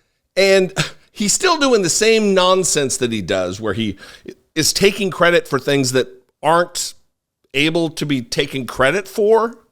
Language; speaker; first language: English; native; English